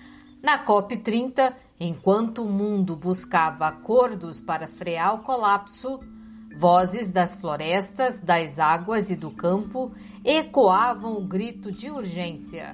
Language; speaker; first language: Portuguese; native; Portuguese